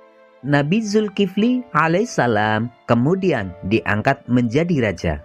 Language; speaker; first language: Indonesian; native; Indonesian